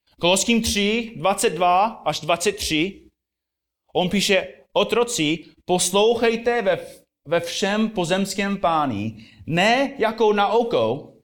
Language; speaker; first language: Czech; non-native, fluent; English